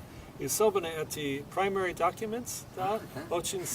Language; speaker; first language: Russian; non-native, fluent; English